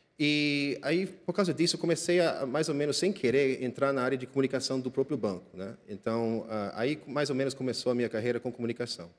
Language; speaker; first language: Portuguese; non-native, fluent; English